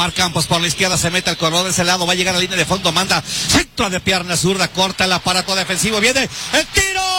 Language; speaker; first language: Spanish; native; Spanish